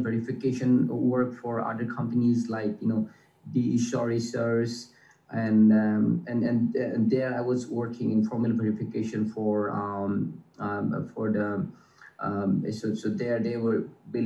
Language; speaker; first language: English; non-native, local second language; Assamese